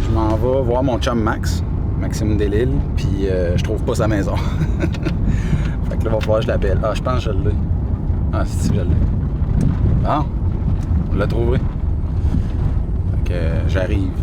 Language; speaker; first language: French; native; French